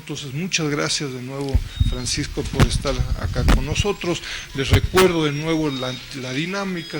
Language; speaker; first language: Spanish; native; Spanish